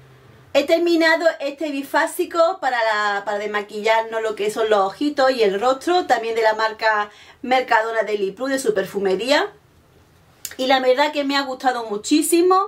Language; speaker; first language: Spanish; native; Spanish